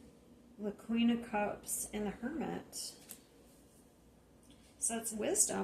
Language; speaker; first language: English; native; English